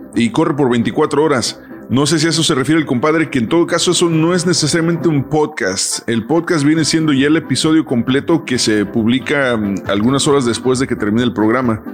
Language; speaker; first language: Spanish; early bilingual, heritage; Spanish